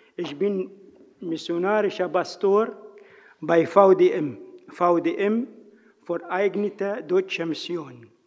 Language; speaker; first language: German; non-native, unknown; Arabic